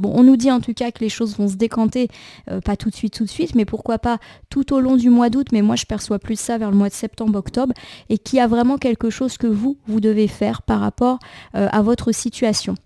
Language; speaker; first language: French; native; French